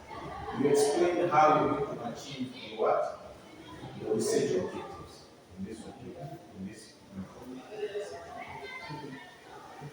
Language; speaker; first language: English; non-native, local second language; Nyanja